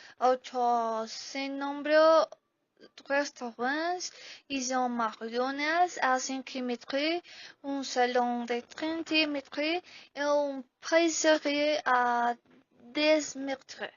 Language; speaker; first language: French; non-native, learner; Spanish